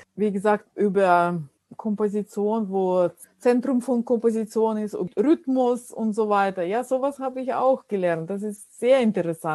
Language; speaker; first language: German; non-native, fluent; Russian